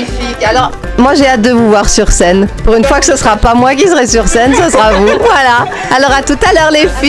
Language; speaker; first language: French; native; French